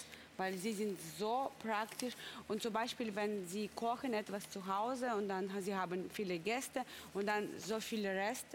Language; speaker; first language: German; non-native, learner; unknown